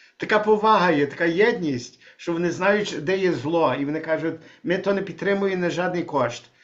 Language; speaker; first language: Ukrainian; early bilingual, heritage; Ukrainian